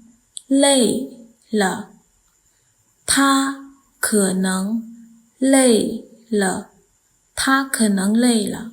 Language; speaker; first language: Chinese; non-native, fluent; Khmer